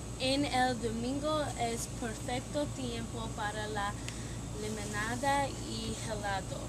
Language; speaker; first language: Spanish; non-native, learner; English